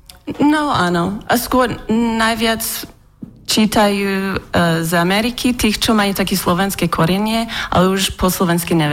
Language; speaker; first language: Slovak; non-native, learner; English